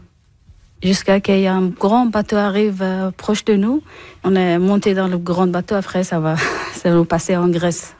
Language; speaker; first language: French; non-native, learner; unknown